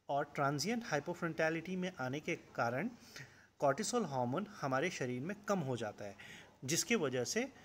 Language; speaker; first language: Hindi; non-native, local second language; Assamese